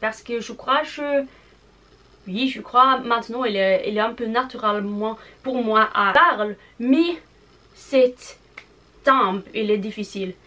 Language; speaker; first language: French; non-native, learner; English